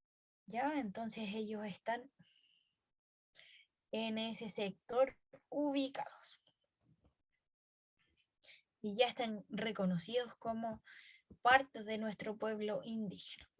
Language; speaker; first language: Spanish; native; Spanish